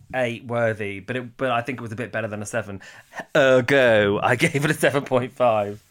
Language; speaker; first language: English; native; English